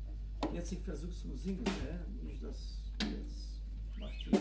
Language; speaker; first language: German; non-native, learner; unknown